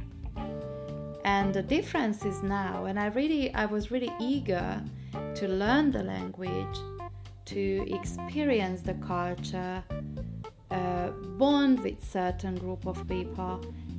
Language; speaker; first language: English; non-native, fluent; Hungarian